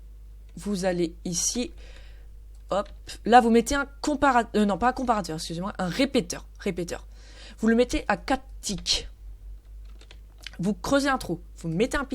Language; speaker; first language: French; native; French